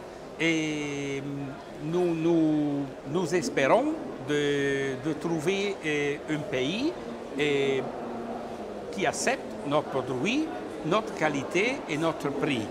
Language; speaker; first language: French; non-native, learner; Italian